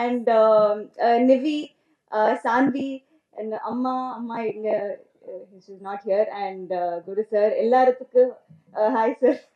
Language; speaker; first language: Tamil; non-native, learner; Telugu